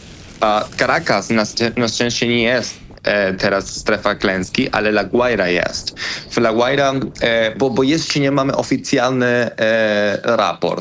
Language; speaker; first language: Polish; non-native, learner; Spanish